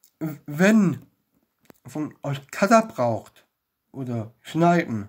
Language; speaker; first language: German; non-native, learner; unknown